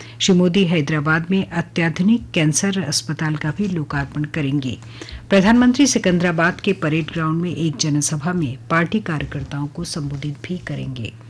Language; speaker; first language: Hindi; native; Hindi